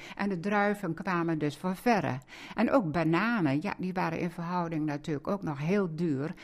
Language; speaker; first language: Dutch; native; Dutch